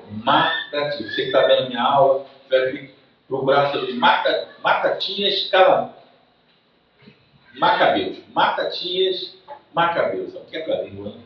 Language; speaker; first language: Portuguese; native; Portuguese